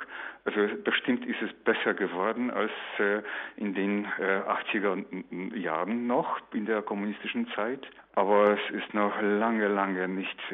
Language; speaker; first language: German; non-native, fluent; Polish